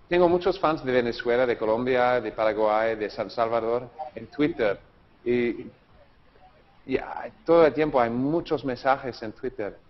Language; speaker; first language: Spanish; non-native, learner; English